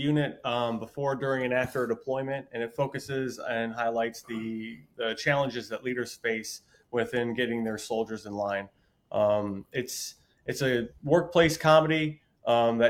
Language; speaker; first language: English; native; English